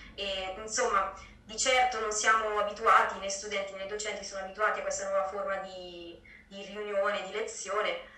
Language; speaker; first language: Italian; native; Italian